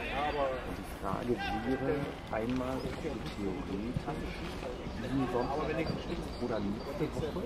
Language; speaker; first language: German; native; German